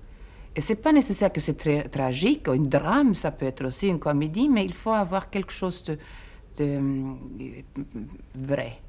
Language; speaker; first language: French; non-native, fluent; Swedish